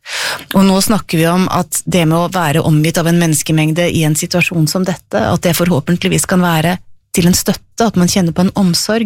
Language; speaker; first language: Norwegian; native; Norwegian